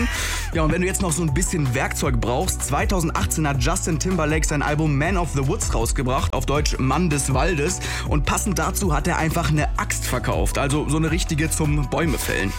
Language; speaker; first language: German; native; German